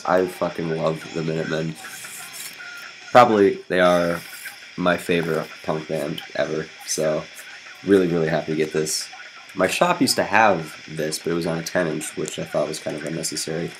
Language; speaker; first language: English; native; English